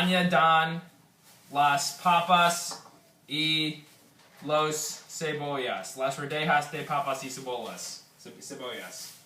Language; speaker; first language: Spanish; non-native, learner; English